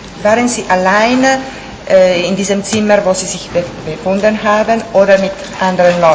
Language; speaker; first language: German; non-native, fluent; Italian